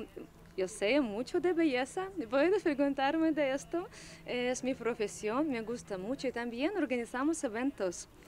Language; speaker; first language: Spanish; non-native, learner; Russian